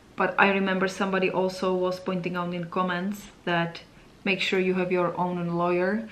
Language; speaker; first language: English; non-native, fluent; Czech